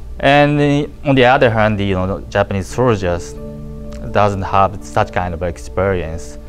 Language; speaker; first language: English; non-native, learner; Japanese